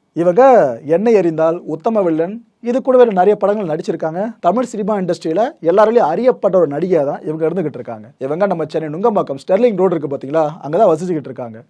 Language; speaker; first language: Tamil; native; Tamil